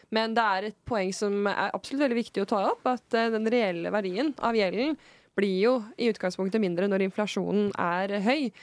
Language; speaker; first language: Norwegian; native; Norwegian